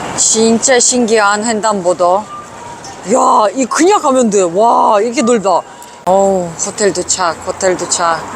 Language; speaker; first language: Korean; non-native, fluent; Uzbek